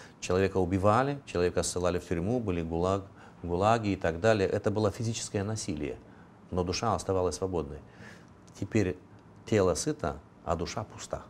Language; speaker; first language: Russian; non-native, local second language; Romanian